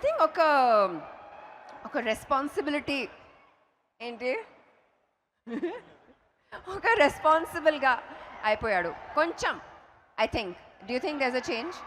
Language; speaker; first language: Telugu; non-native, local second language; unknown